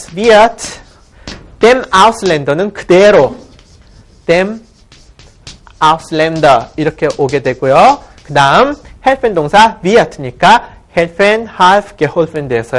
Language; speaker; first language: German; non-native, fluent; Korean